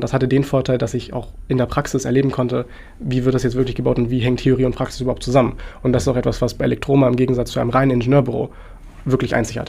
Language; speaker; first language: German; native; German